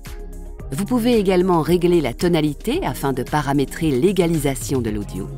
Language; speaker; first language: French; native; French